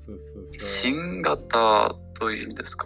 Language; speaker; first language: Japanese; non-native, learner; Ukrainian